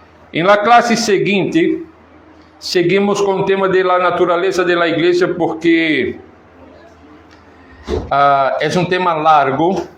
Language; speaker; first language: Spanish; non-native, fluent; Portuguese